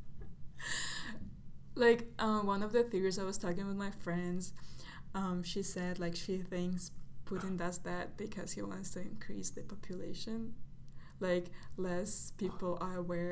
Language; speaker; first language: English; non-native, fluent; Russian